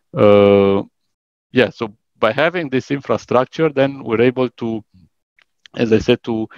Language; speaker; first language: English; non-native, fluent; Romanian